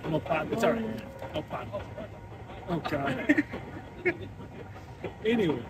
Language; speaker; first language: English; early bilingual, other home language; Spanish